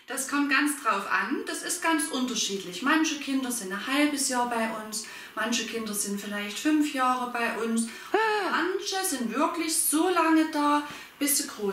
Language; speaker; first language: German; native; German